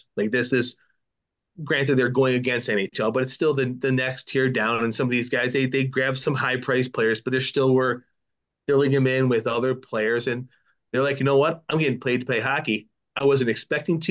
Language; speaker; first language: English; native; English